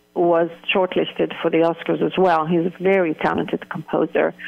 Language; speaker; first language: English; early bilingual, other home language; Hebrew